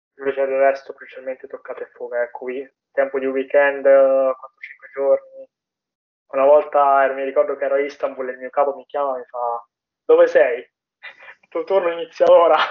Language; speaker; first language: Italian; native; Italian